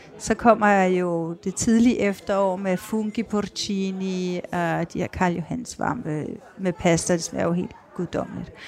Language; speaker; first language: Danish; native; Danish